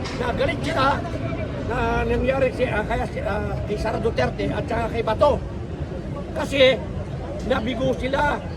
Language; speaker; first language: Filipino; native; Filipino